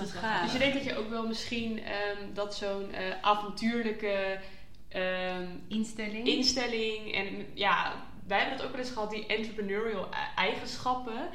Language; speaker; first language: Dutch; native; Dutch